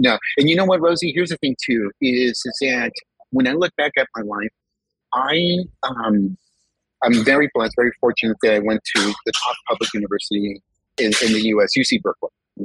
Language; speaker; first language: English; early bilingual, other home language; Spanish